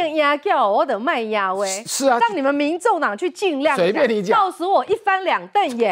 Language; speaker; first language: Chinese; native; Chinese